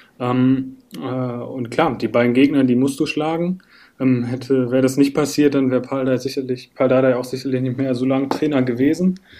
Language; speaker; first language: German; native; German